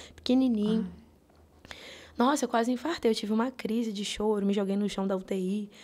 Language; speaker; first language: Portuguese; native; Portuguese